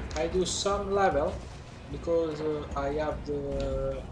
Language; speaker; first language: English; non-native, learner; Italian